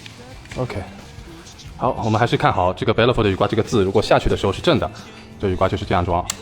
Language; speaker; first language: Chinese; native; Chinese